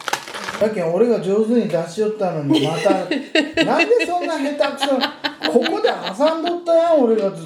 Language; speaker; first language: Japanese; native; Japanese